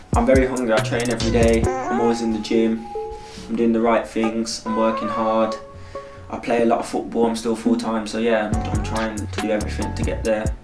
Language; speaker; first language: English; native; English